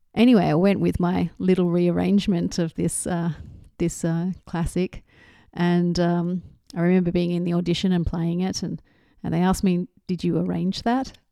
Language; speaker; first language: English; native; English